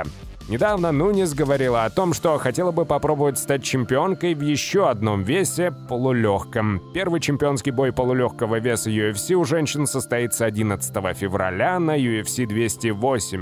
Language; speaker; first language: Russian; native; Russian